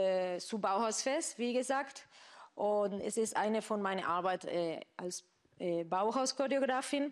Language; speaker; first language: German; non-native, fluent; Spanish